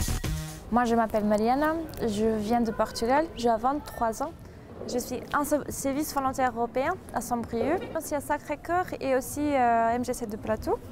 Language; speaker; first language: French; non-native, fluent; Portuguese